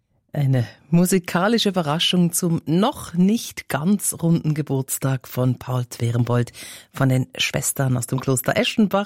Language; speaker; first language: German; native; German